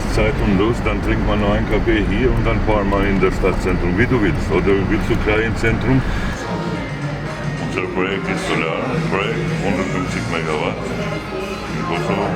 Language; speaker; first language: German; non-native, fluent; Albanian